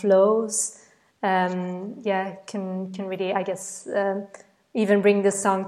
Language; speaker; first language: English; non-native, fluent; Dutch